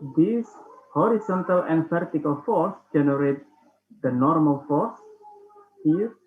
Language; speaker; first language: English; non-native, fluent; Indonesian